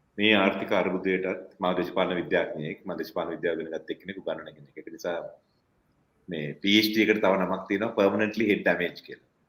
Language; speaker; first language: Sinhala; non-native, local second language; Tamil